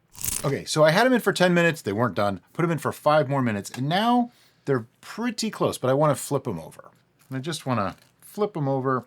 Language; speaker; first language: English; native; English